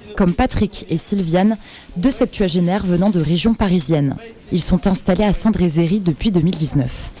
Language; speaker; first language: French; native; French